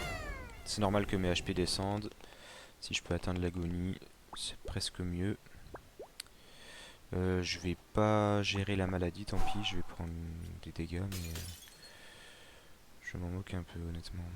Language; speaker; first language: French; native; French